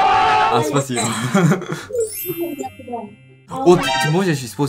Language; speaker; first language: Russian; non-native, fluent; Japanese